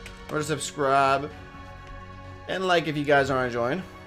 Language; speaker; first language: English; early bilingual, other home language; Spanish